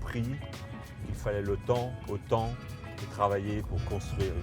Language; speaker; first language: French; native; French